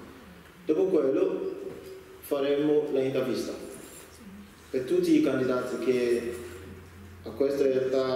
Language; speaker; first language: Italian; non-native, learner; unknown